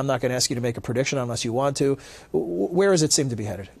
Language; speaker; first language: English; native; English